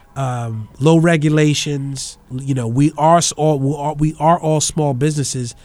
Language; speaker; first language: English; native; English